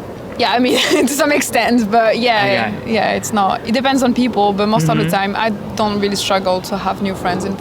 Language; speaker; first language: English; non-native, fluent; French